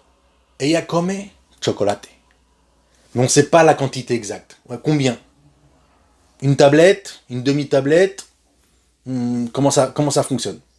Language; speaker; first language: French; non-native, fluent; Spanish